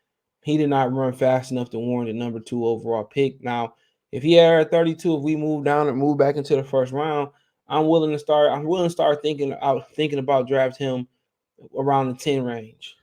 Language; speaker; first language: English; native; English